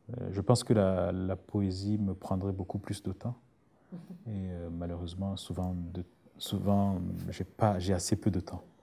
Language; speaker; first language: French; non-native, local second language; Rundi